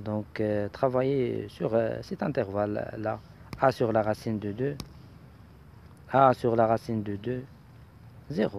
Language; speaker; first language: French; non-native, local second language; Arabic